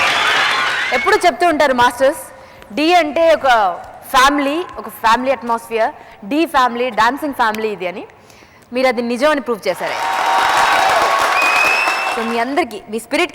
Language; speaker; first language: Telugu; native; Telugu